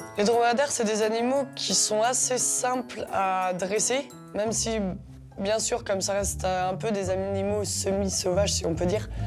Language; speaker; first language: French; native; French